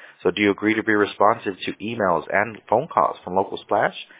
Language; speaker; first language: English; early bilingual, other home language; Spanish